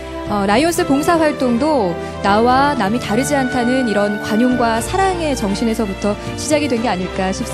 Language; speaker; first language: Korean; native; Korean